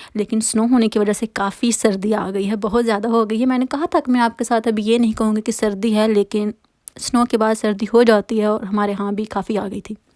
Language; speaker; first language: Urdu; non-native, local second language; Punjabi